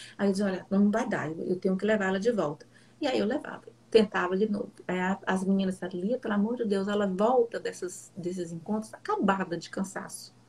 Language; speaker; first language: Portuguese; native; Portuguese